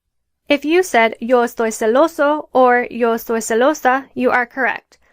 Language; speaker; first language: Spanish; non-native, fluent; English